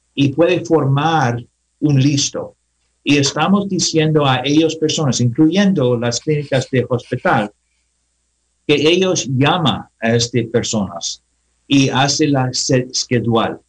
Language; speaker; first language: Spanish; non-native, learner; English